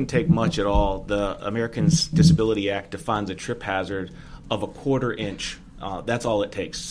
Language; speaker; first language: English; native; English